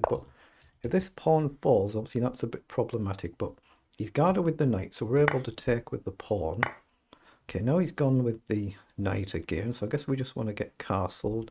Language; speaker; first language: English; native; English